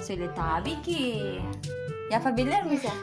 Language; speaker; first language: Turkish; non-native, learner; Filipino